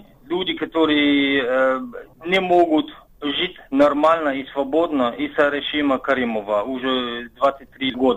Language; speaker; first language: Russian; non-native, fluent; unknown